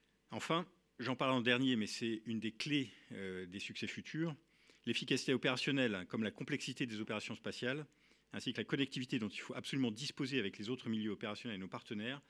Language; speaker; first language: French; native; French